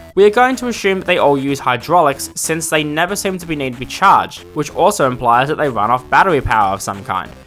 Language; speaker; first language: English; native; English